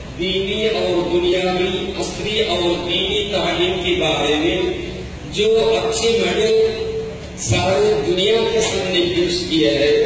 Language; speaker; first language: Urdu; non-native, local second language; Bangla